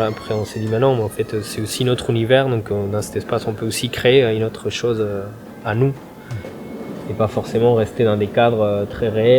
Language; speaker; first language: French; non-native, fluent; Spanish